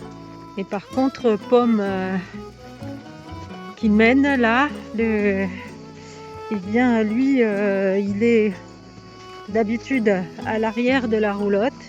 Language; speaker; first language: French; native; French